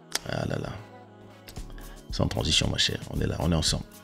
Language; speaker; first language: French; non-native, local second language; Lingala